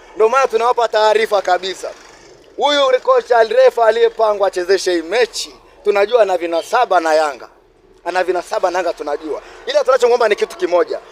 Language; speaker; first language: Swahili; native; Swahili